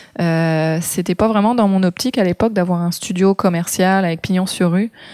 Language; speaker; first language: French; native; French